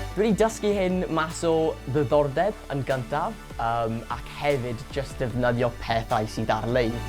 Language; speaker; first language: Welsh; non-native, local second language; English